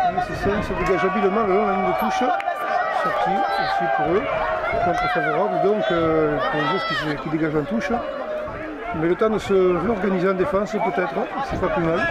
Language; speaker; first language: French; native; French